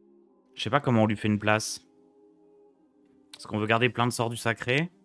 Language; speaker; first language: French; native; French